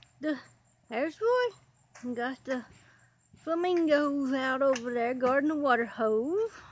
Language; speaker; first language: English; native; English